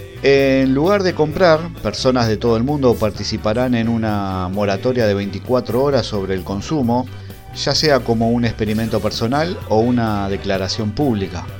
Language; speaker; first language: Spanish; native; Spanish